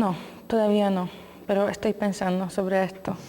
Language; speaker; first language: Spanish; non-native, learner; Polish